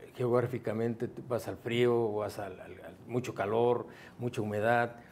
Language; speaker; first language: Spanish; native; Spanish